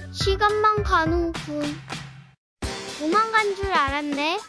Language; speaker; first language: Korean; native; Korean